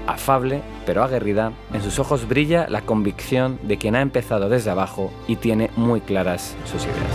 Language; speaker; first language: Spanish; native; Spanish